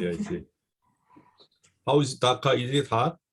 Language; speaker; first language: English; non-native, fluent; Korean